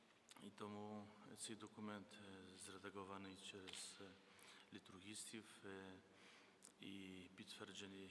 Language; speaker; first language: Ukrainian; non-native, fluent; Polish